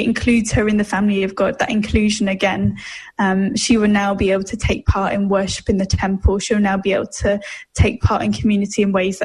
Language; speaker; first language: English; native; English